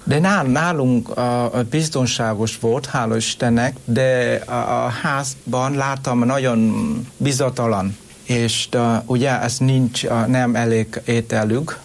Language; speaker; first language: Hungarian; non-native, learner; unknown